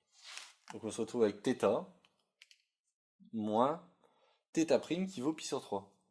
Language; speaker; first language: French; native; French